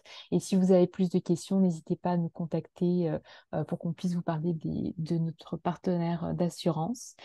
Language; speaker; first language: French; native; French